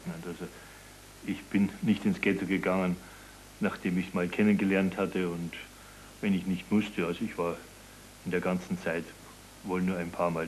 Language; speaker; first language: German; native; German